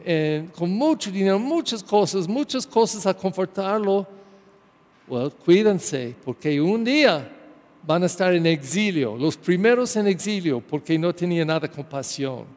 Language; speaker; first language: Spanish; non-native, learner; English